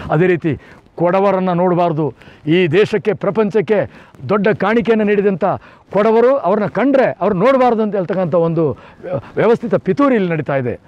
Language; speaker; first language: Kannada; non-native, local second language; Kodava